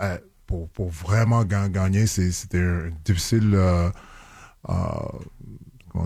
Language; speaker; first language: French; non-native, local second language; English